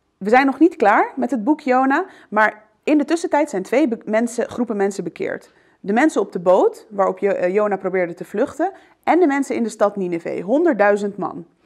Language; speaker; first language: Dutch; early bilingual, other home language; Arabic